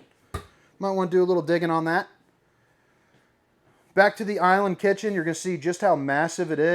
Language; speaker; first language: English; native; English